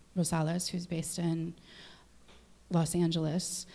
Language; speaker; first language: English; native; English